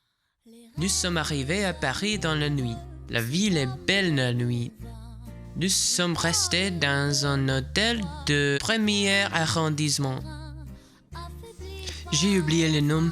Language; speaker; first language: French; non-native, learner; English